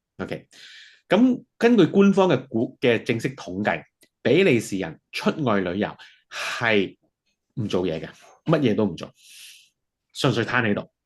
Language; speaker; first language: Cantonese; early bilingual, heritage; Cantonese